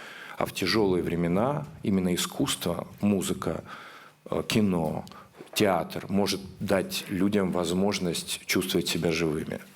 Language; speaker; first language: Russian; native; Russian